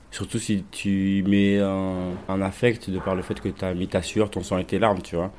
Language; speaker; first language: French; native; French